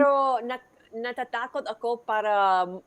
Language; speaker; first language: Filipino; early bilingual, heritage; English